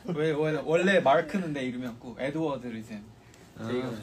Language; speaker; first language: Korean; native; Korean